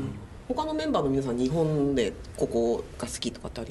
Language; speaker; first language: Japanese; native; Japanese